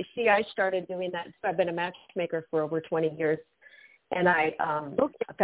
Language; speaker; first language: English; native; English